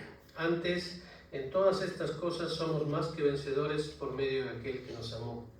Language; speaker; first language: Spanish; native; Spanish